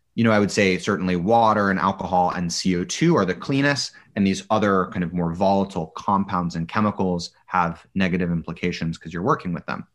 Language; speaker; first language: English; native; English